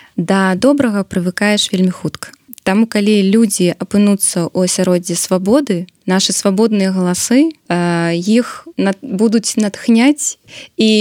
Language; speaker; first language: Belarusian; non-native, local second language; Russian